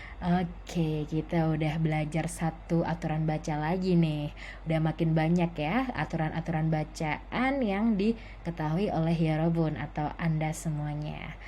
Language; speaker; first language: Indonesian; native; Indonesian